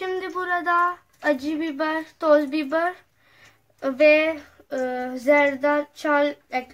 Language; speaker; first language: Turkish; non-native, learner; Urdu